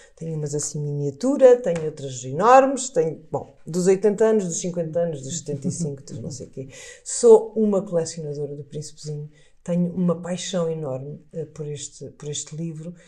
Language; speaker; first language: Portuguese; native; Portuguese